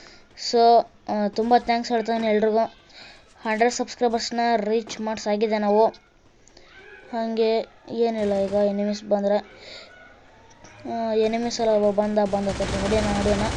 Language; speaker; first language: Kannada; native; Kannada